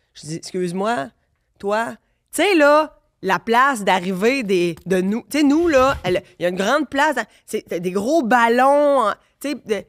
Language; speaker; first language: French; native; French